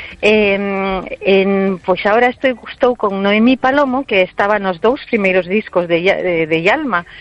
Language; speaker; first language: Galician; early bilingual, heritage; Galician